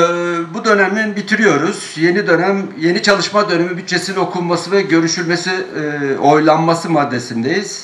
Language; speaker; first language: Turkish; native; Turkish